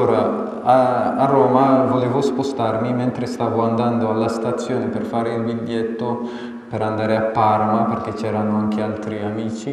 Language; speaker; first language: Italian; non-native, fluent; Amharic